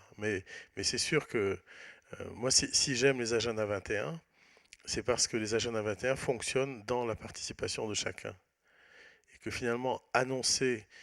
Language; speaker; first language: French; native; French